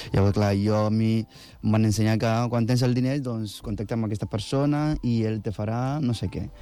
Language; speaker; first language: Catalan; non-native, fluent; Akan